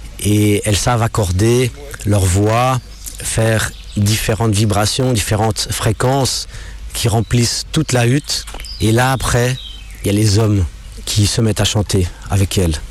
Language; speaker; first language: French; non-native, local second language; English